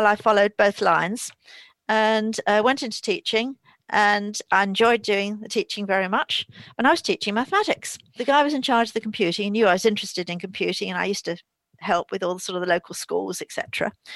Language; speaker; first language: English; native; English